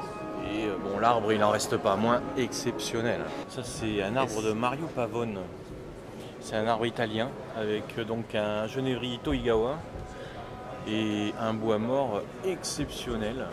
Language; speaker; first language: French; native; French